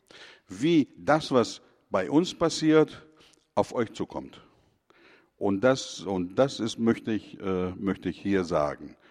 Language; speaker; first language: German; non-native, fluent; Greek